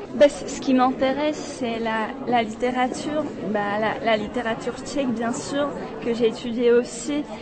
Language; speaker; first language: French; non-native, fluent; Czech